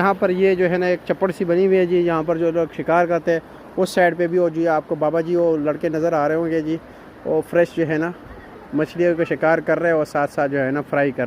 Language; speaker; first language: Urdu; non-native, local second language; Pashto